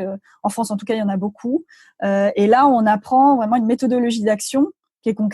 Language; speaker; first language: French; native; French